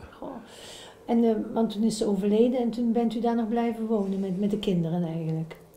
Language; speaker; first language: Dutch; native; Dutch